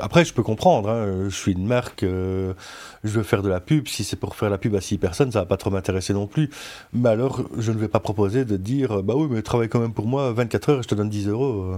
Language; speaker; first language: French; native; French